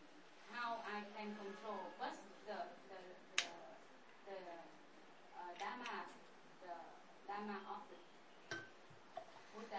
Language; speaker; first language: English; non-native, learner; Vietnamese